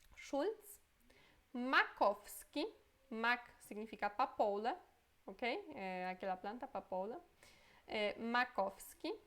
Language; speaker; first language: Portuguese; non-native, fluent; Polish